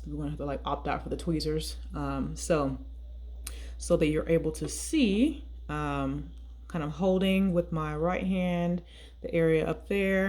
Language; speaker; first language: English; native; English